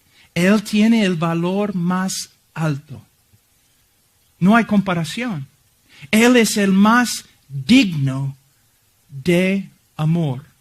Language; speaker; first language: Spanish; non-native, fluent; English